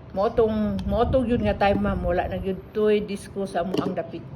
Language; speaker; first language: Cebuano; non-native, local second language; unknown